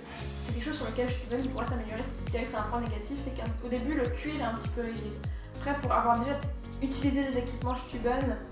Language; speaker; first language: French; native; French